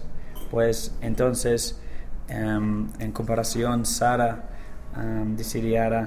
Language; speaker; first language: Spanish; non-native, learner; English